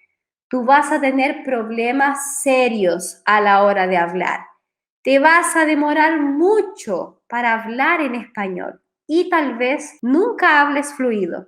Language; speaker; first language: Spanish; non-native, fluent; Portuguese